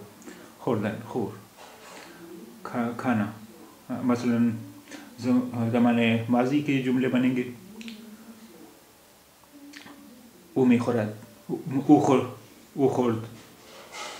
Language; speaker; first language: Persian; non-native, fluent; Urdu